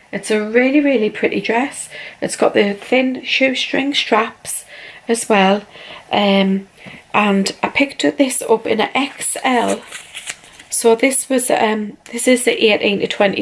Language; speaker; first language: English; native; English